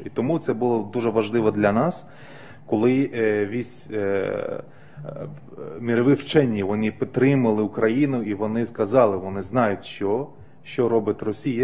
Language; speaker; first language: Ukrainian; non-native, fluent; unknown